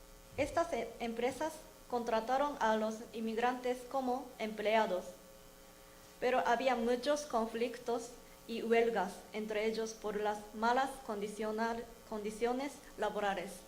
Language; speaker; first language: Spanish; non-native, learner; Japanese